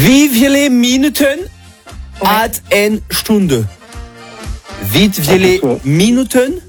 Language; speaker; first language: German; non-native, learner; French